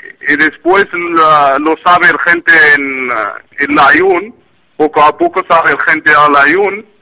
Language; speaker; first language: Spanish; non-native, learner; Arabic